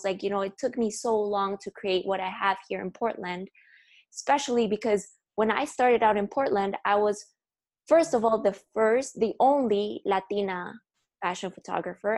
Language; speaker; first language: English; non-native, fluent; Spanish